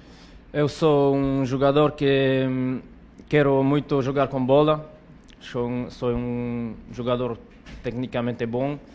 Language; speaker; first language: Portuguese; non-native, learner; French